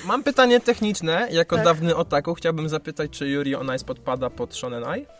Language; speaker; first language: Polish; native; Polish